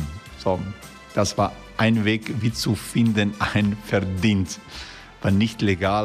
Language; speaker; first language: German; non-native, fluent; Croatian